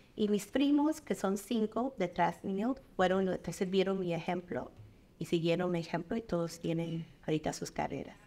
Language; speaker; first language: Spanish; native; Spanish